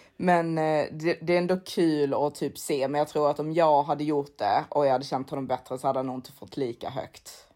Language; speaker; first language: Swedish; native; Swedish